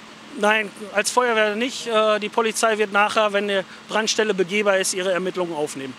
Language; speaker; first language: German; native; German